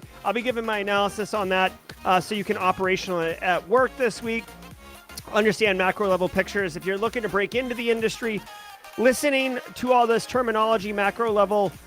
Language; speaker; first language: English; native; English